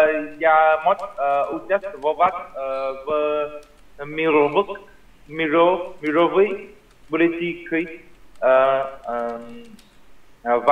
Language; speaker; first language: Russian; non-native, learner; Vietnamese